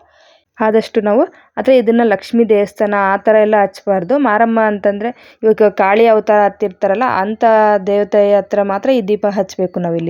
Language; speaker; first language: Kannada; native; Kannada